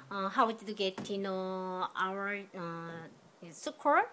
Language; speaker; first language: English; non-native, learner; Korean